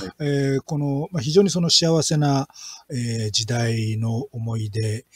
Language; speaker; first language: Japanese; native; Japanese